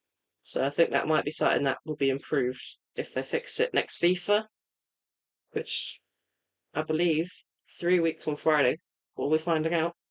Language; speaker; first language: English; native; English